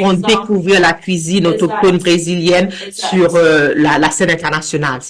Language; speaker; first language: French; native; French